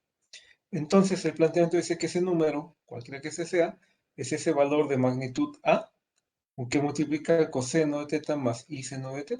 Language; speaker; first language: Spanish; native; Spanish